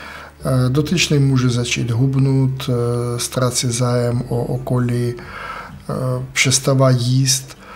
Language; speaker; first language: Czech; non-native, fluent; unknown